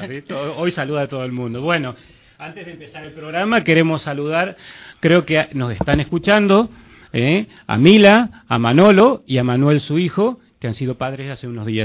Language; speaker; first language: Spanish; native; Spanish